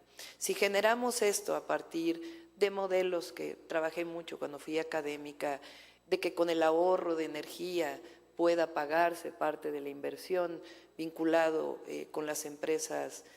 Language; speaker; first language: Spanish; native; Spanish